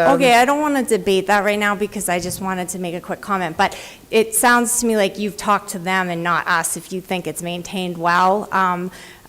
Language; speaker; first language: English; native; English